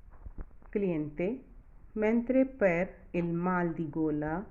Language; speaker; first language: Italian; non-native, fluent; Urdu